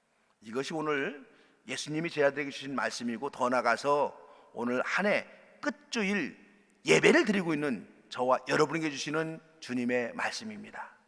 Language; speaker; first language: Korean; native; Korean